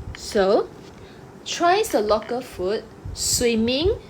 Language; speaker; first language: English; non-native, local second language; Malay